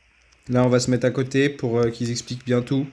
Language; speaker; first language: French; native; French